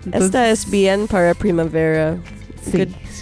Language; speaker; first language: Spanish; early bilingual, heritage; Spanish